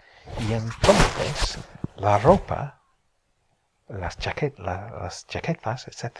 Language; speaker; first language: Spanish; non-native, fluent; English